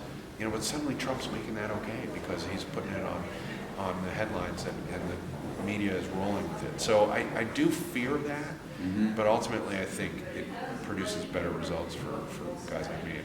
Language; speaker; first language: English; native; English